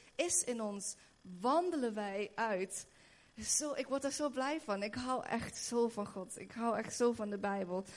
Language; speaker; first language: Dutch; native; Dutch